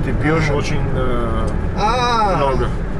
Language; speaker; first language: Russian; non-native, learner; Armenian